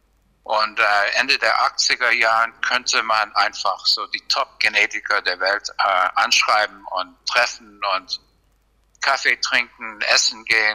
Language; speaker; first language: German; non-native, fluent; English